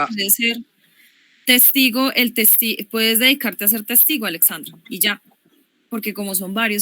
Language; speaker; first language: Spanish; native; Spanish